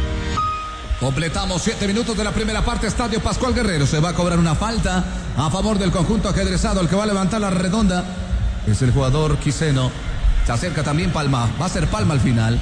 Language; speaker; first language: Spanish; native; Spanish